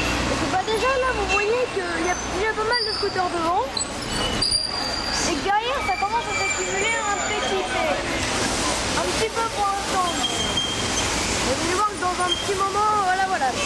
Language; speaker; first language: French; native; French